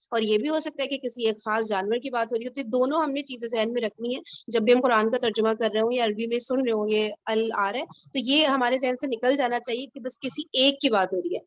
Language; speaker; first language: Urdu; native; Urdu